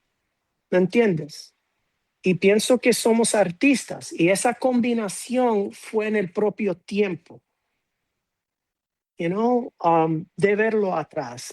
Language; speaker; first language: Spanish; non-native, fluent; English